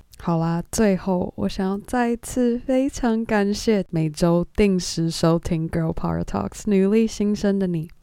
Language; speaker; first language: Chinese; native; Chinese